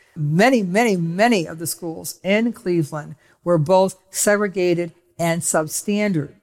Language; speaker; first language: English; native; English